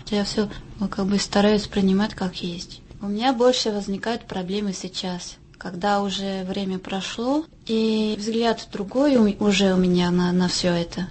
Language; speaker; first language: Russian; non-native, fluent; French